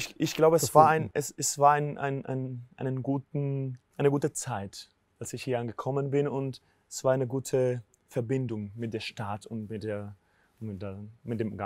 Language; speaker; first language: German; non-native, fluent; Spanish